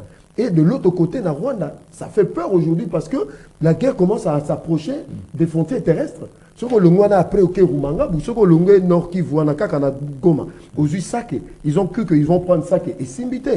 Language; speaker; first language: French; non-native, local second language; Lingala